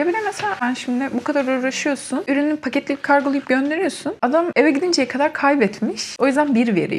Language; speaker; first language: Turkish; native; Turkish